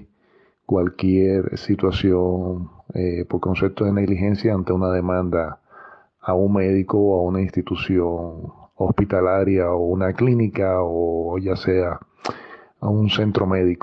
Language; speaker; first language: Spanish; native; Spanish